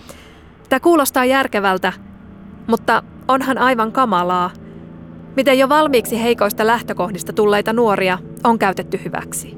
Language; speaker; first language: Finnish; native; Finnish